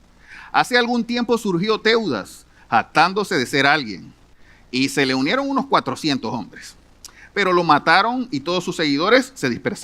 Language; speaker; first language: Spanish; native; Spanish